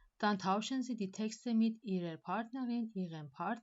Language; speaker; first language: German; non-native, fluent; Persian